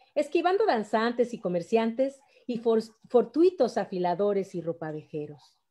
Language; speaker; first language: Spanish; native; Spanish